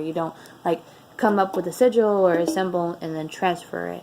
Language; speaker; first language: English; native; English